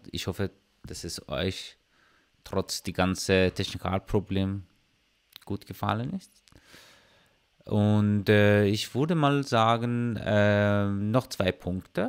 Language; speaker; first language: German; non-native, learner; Persian